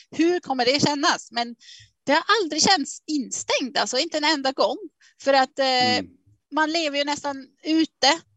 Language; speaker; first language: Swedish; non-native, fluent; Swiss German